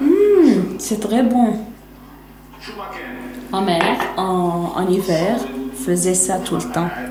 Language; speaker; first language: French; non-native, local second language; Arabic